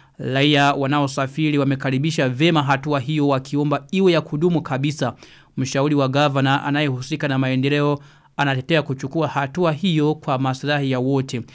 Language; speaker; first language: Swahili; non-native, local second language; Rundi